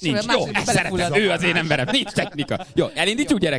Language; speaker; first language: Hungarian; native; Hungarian